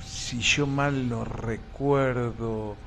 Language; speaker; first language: Spanish; native; Spanish